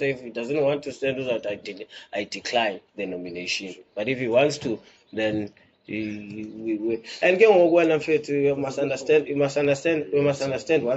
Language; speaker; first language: English; non-native, local second language; Xhosa